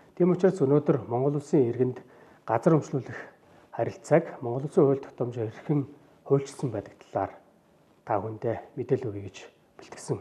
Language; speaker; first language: Mongolian; native; Mongolian